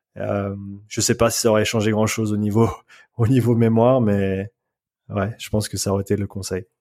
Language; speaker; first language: French; native; French